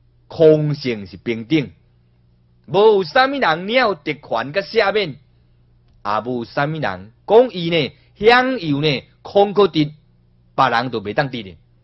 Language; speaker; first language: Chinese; non-native, local second language; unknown